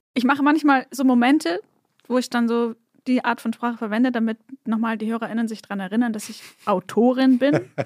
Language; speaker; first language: German; native; German